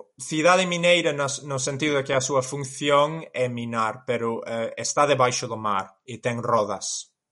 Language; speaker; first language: Galician; non-native, fluent; English